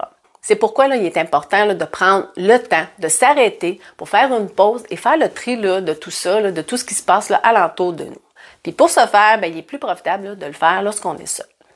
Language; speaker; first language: French; native; French